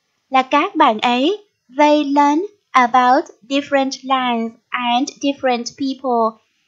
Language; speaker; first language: English; non-native, fluent; Vietnamese